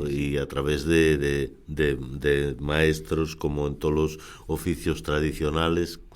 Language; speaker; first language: Spanish; native; Spanish